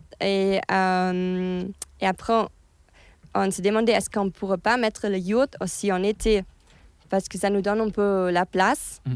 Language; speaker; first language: French; non-native, fluent; German